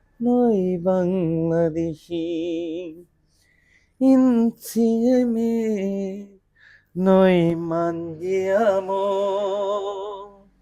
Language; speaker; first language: Italian; non-native, learner; Bangla